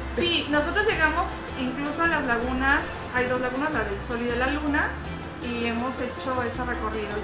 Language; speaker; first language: Spanish; native; Spanish